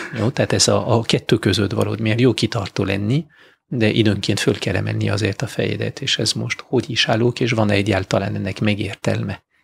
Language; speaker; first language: Hungarian; non-native, fluent; French